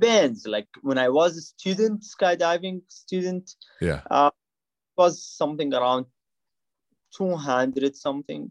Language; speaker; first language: English; non-native, fluent; Arabic